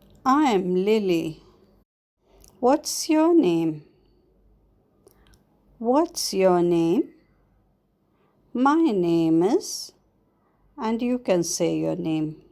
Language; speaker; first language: English; non-native, fluent; Arabic